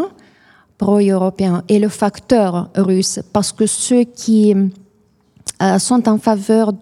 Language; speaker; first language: French; non-native, fluent; Romanian